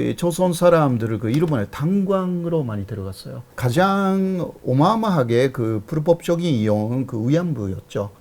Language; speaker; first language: Korean; non-native, fluent; Japanese